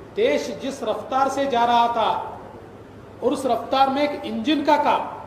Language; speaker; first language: Hindi; non-native, local second language; Marathi